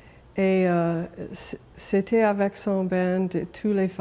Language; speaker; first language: French; non-native, local second language; English